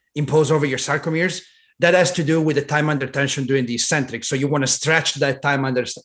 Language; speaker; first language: English; non-native, fluent; Italian